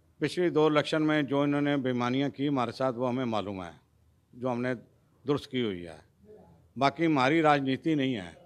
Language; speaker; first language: Hindi; non-native, local second language; Punjabi